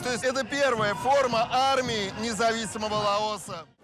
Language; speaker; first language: Russian; native; Russian